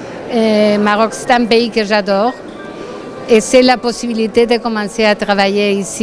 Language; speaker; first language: French; non-native, fluent; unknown